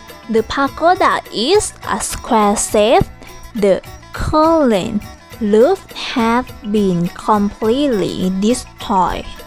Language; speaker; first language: English; non-native, learner; Thai